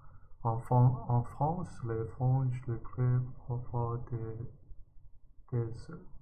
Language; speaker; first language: French; non-native, learner; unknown